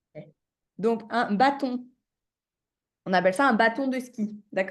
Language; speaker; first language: French; native; French